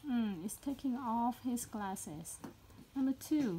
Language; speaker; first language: English; non-native, learner; Vietnamese